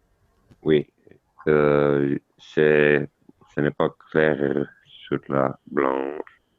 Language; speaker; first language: French; non-native, learner; Italian